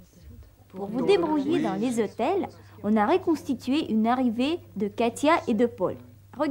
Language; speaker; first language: French; non-native, fluent; Russian